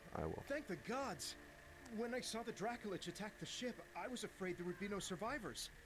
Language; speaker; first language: English; non-native, fluent; Danish